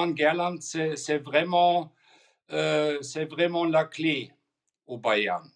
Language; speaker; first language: French; non-native, fluent; German